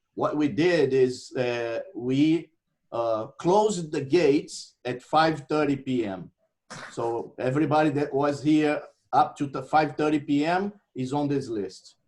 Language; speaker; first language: English; non-native, fluent; Portuguese